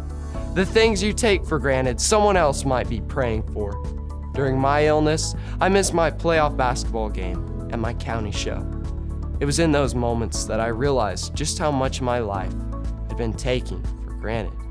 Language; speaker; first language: English; native; English